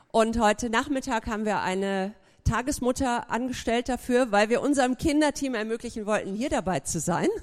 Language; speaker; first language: German; native; German